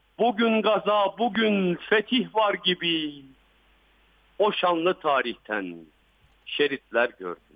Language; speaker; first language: Turkish; native; Turkish